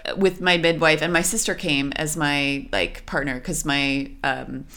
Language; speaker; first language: English; native; English